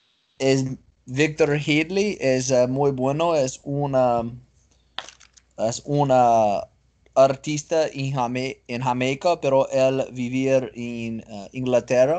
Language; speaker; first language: Spanish; non-native, learner; English